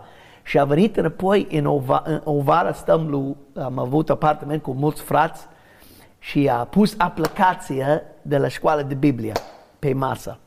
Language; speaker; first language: Romanian; non-native, learner; English